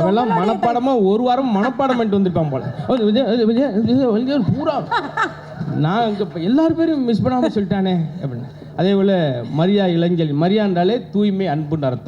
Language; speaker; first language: Tamil; native; Tamil